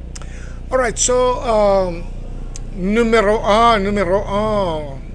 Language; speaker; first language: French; non-native, fluent; Spanish